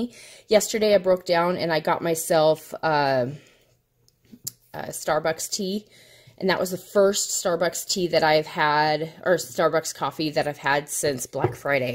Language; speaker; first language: English; native; English